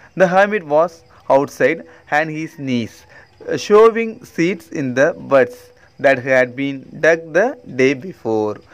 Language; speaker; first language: English; non-native, local second language; Tamil